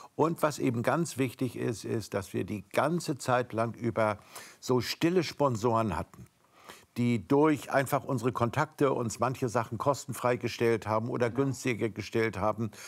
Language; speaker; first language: German; native; German